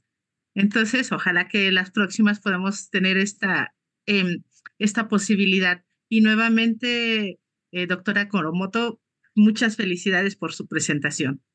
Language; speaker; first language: Spanish; native; Spanish